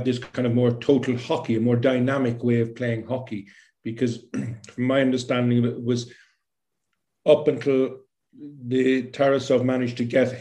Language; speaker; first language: English; native; English